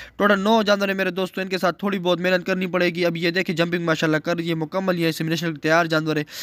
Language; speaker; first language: Urdu; non-native, local second language; Punjabi